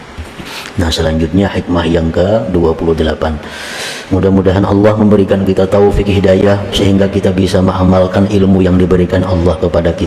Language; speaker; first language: Indonesian; non-native, local second language; Banjar